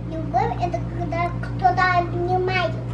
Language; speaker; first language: Russian; early bilingual, heritage; Russian